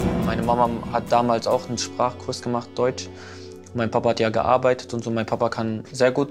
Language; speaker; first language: German; early bilingual, other home language; Kurdish